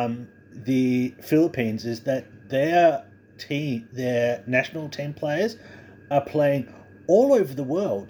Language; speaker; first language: English; native; English